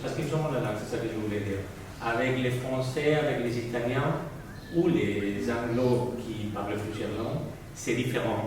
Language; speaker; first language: French; non-native, fluent; Spanish